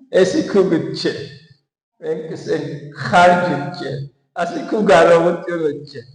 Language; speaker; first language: Armenian; early bilingual, heritage; Armenian